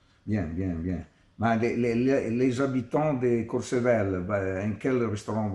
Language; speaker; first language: French; non-native, learner; Italian